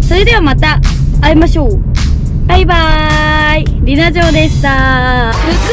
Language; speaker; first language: Japanese; native; Japanese